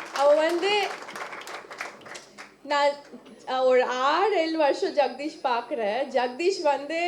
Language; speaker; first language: Tamil; non-native, learner; Malayalam